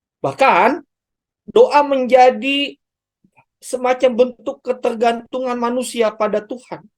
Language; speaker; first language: Indonesian; native; Indonesian